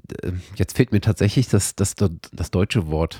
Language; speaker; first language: German; native; German